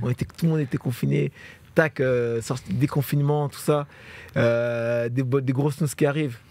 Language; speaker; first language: French; native; French